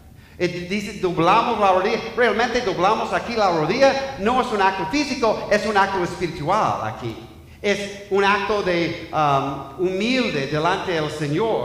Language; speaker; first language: Spanish; non-native, fluent; English